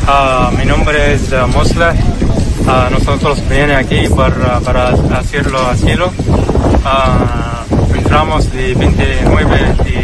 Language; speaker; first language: Spanish; non-native, learner; Arabic